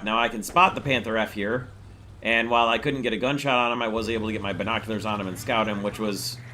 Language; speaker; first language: English; native; English